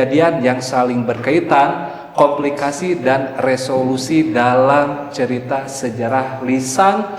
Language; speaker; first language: Indonesian; native; Indonesian